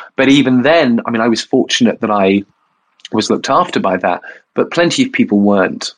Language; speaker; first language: English; native; English